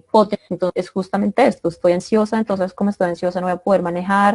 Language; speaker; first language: Spanish; native; Spanish